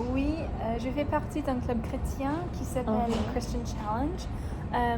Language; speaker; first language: French; non-native, learner; English